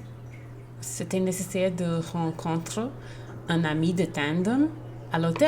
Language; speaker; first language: French; non-native, learner; English